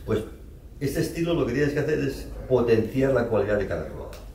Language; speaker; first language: Spanish; native; Spanish